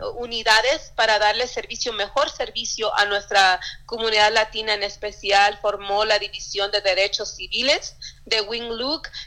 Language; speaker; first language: Spanish; early bilingual, heritage; Spanish